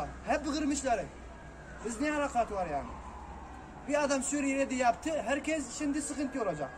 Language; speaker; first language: Turkish; non-native, learner; Arabic